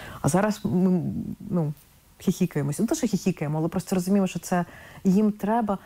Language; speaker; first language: Ukrainian; non-native, local second language; Russian